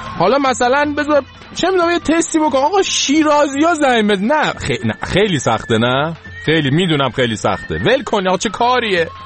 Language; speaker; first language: Persian; native; Persian